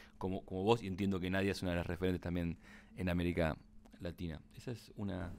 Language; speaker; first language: Spanish; native; Spanish